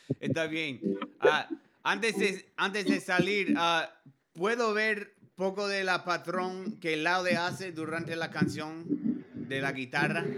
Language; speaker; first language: Spanish; non-native, learner; English